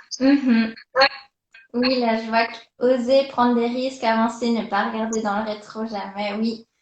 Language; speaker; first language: French; native; French